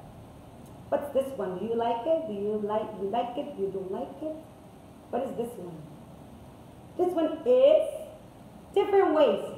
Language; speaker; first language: English; non-native, fluent; Spanish